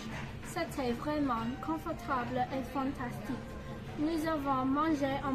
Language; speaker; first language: French; non-native, learner; English